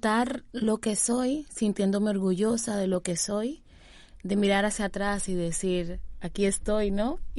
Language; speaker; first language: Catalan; non-native, learner; Spanish